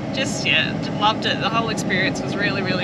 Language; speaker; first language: English; native; English